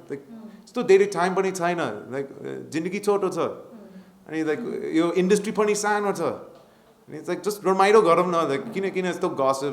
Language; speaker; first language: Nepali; non-native, learner; English